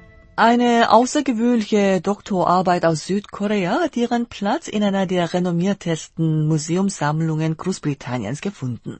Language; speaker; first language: German; non-native, fluent; Korean